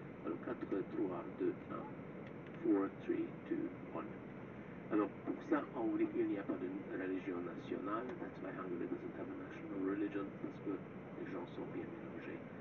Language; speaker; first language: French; non-native, fluent; Hungarian